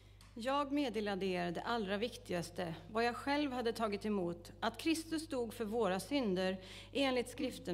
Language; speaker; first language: Swedish; native; Swedish